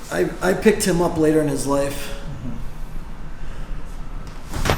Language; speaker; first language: English; native; English